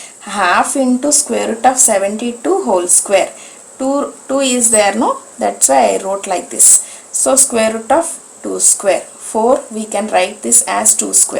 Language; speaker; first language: English; non-native, local second language; Telugu